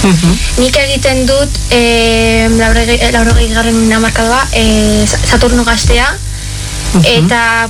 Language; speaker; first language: Basque; non-native, local second language; Spanish